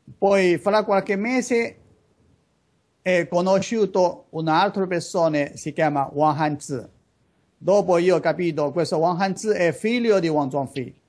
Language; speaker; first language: Italian; non-native, learner; Chinese